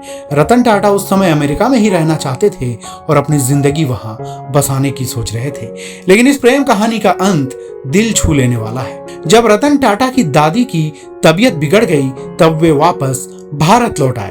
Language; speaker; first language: Hindi; native; Hindi